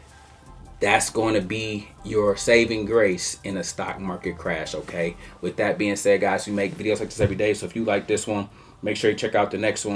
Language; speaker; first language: English; native; English